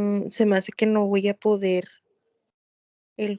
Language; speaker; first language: Spanish; native; Spanish